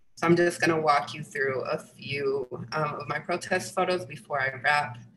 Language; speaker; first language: English; native; English